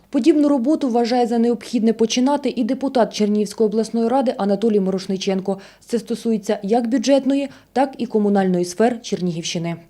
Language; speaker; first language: Ukrainian; native; Ukrainian